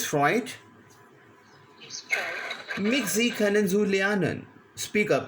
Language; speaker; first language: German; non-native, learner; Hindi